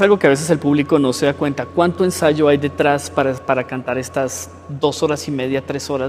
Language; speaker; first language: Spanish; native; Spanish